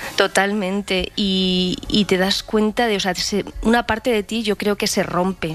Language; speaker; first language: Spanish; native; Spanish